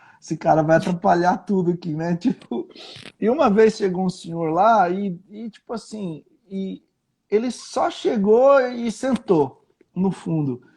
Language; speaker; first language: Portuguese; native; Portuguese